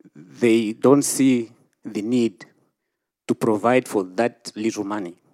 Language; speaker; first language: English; non-native, local second language; Shona